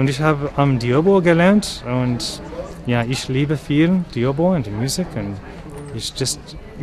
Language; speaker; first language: German; non-native, learner; English